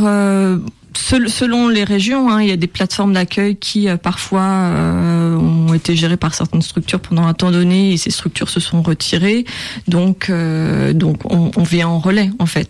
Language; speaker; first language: French; native; French